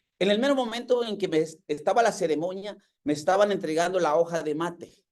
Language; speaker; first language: Spanish; non-native, local second language; Yucateco